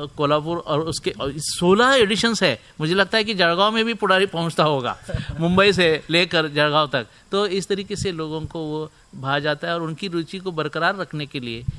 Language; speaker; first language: Hindi; non-native, local second language; Marathi